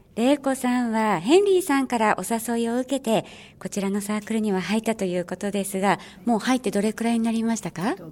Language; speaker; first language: Japanese; native; Japanese